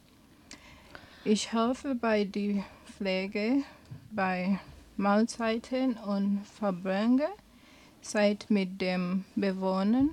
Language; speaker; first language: German; non-native, learner; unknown